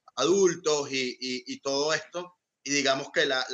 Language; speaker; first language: Spanish; native; Spanish